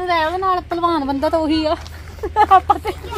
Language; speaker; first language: Hindi; non-native, local second language; Punjabi